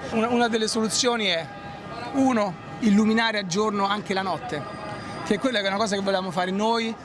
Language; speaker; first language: Italian; native; Italian